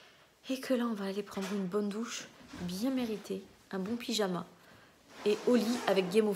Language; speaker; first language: French; native; French